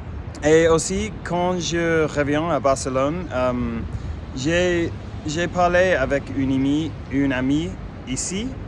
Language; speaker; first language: French; non-native, fluent; English